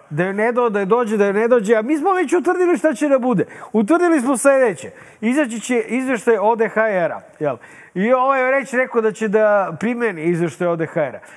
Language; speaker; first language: Serbian; native; Serbian